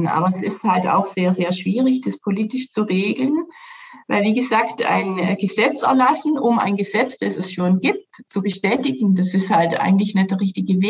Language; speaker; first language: German; native; German